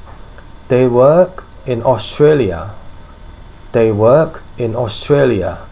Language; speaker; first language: English; non-native, fluent; Indonesian